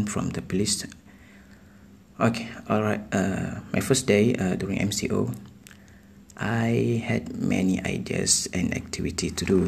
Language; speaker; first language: English; non-native, local second language; Malay